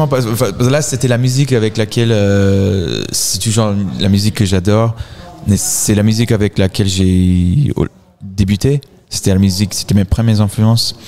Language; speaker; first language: French; non-native, fluent; English